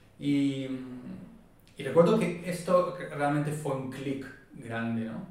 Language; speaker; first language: Spanish; non-native, fluent; Hebrew